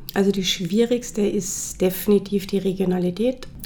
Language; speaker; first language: German; native; German